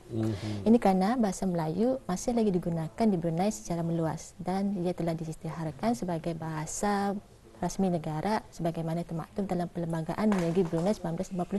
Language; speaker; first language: Malay; non-native, local second language; Iban